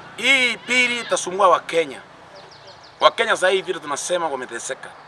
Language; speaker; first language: Swahili; non-native, local second language; Gusii